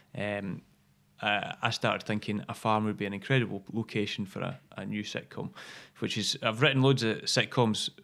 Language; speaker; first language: English; native; English